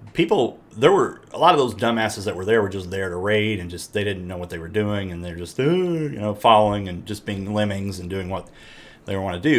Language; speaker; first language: English; native; English